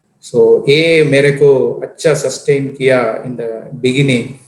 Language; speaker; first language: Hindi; non-native, local second language; Tamil